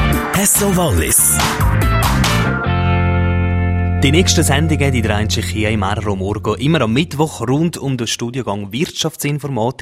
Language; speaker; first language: German; native; German